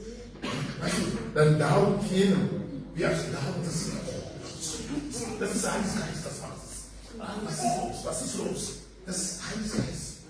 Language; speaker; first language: German; non-native, learner; French